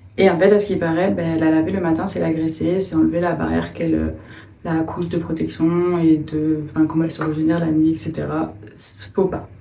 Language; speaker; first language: French; native; French